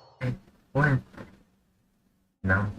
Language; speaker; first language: English; non-native, learner; Indonesian